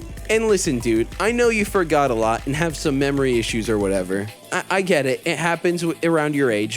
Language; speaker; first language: English; native; English